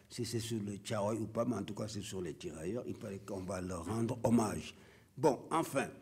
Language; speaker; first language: French; non-native, local second language; Wolof